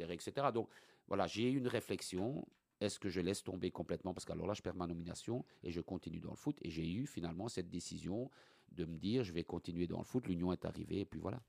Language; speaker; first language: French; early bilingual, other home language; Italian